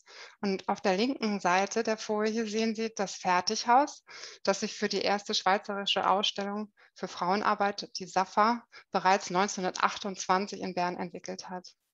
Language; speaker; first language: German; native; German